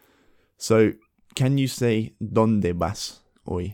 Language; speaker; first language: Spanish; non-native, fluent; English